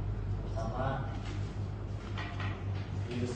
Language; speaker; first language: Malay; native; Malay